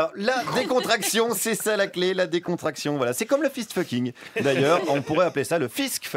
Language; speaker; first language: French; native; French